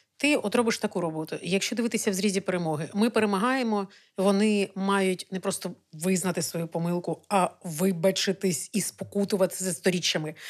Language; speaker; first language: Ukrainian; native; Ukrainian